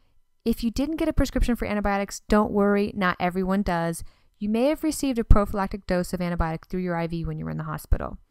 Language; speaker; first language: English; native; English